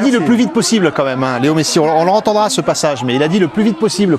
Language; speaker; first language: French; native; French